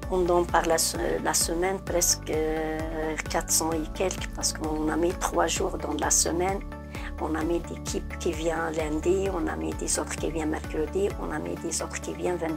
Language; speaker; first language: French; non-native, learner; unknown